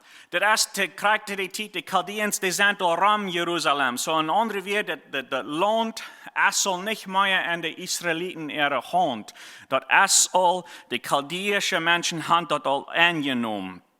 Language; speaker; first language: German; non-native, learner; Plautdietsch